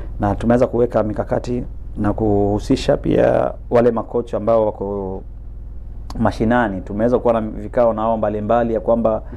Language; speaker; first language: Swahili; native; Swahili